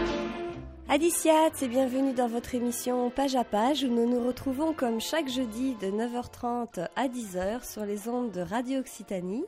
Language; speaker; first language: French; native; French